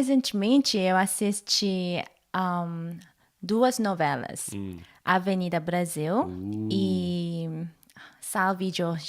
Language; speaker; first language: Portuguese; non-native, learner; Korean